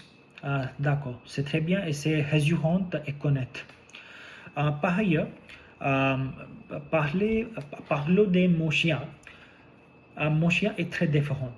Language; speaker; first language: French; non-native, learner; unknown